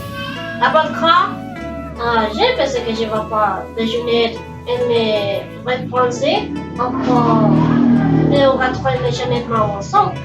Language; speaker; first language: French; non-native, learner; Spanish